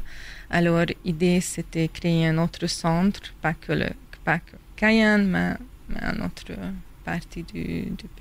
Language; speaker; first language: French; non-native, fluent; Hungarian